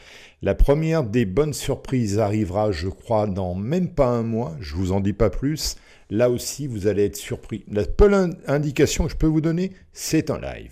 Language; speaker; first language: French; native; French